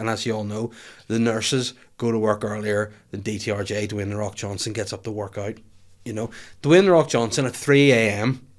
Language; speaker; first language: English; native; English